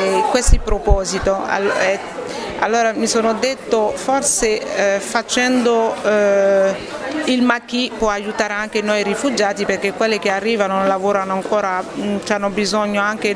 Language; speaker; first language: Italian; non-native, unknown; French